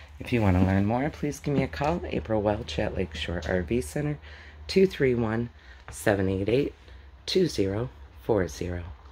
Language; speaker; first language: English; native; English